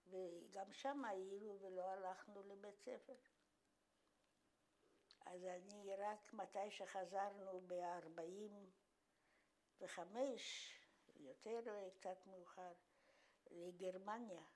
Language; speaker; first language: Hebrew; non-native, fluent; Polish